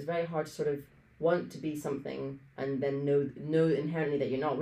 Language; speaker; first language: English; early bilingual, other home language; Arabic